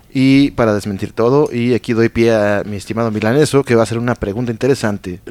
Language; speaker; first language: Spanish; native; Spanish